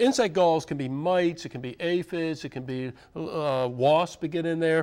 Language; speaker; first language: English; native; English